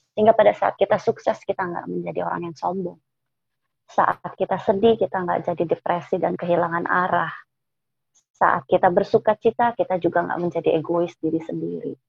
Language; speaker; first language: Indonesian; native; Indonesian